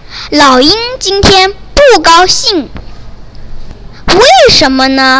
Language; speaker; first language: Chinese; non-native, local second language; Cantonese